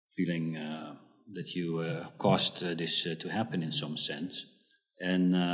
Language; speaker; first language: English; early bilingual, other home language; Dutch